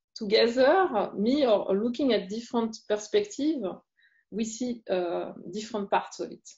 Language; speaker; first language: English; non-native, fluent; French